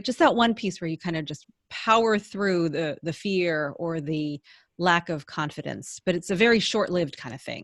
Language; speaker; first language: English; native; English